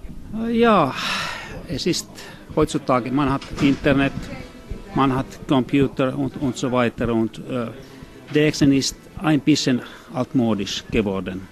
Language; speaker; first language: German; non-native, fluent; Finnish